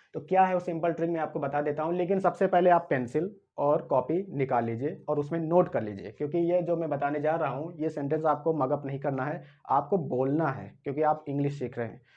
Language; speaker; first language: Hindi; native; Hindi